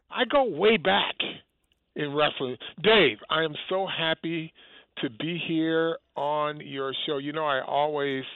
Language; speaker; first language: English; native; English